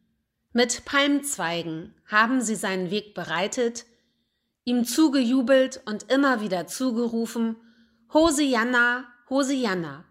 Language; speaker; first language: German; native; German